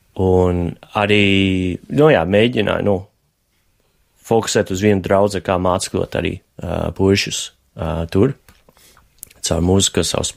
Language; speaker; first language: Latvian; non-native, fluent; English